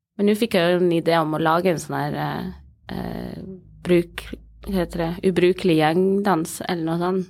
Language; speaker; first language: Norwegian; early bilingual, other home language; Somali